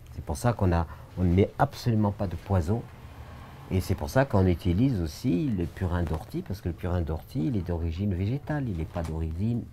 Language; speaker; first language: French; non-native, local second language; Arabic